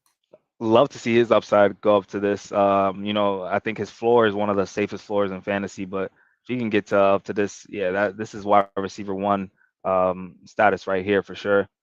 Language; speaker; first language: English; native; English